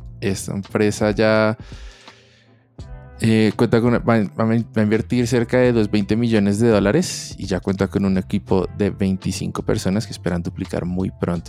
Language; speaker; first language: Spanish; native; Spanish